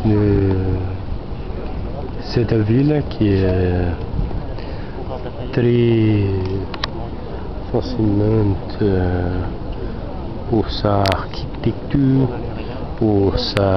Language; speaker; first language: French; non-native, learner; Portuguese